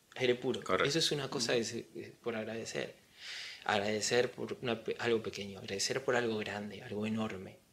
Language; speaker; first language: Spanish; native; Spanish